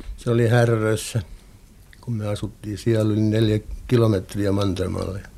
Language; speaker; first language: Finnish; non-native, local second language; Swedish